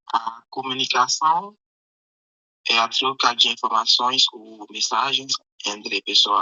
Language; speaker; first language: Portuguese; non-native, learner; Haitian Creole